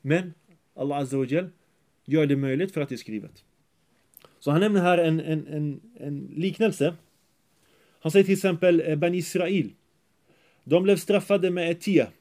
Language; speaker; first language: Swedish; early bilingual, other home language; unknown